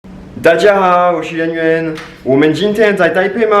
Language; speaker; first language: Chinese; non-native, fluent; French